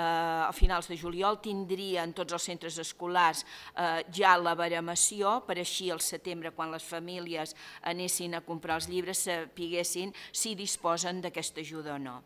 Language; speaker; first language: Catalan; native; Catalan